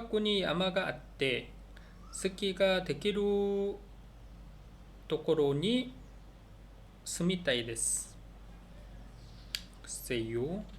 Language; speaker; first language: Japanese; non-native, learner; Korean